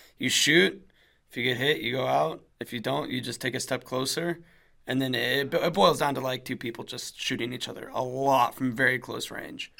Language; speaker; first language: English; native; English